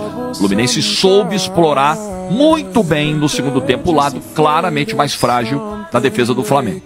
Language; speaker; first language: Portuguese; native; Portuguese